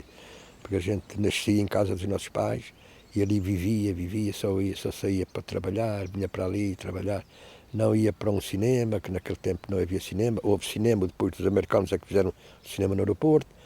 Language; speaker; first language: Portuguese; native; Portuguese